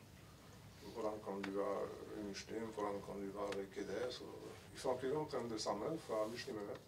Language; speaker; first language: Norwegian; non-native, learner; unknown